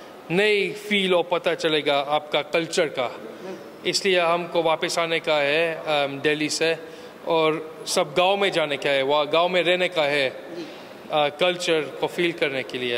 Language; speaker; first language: Hindi; early bilingual, heritage; Hindi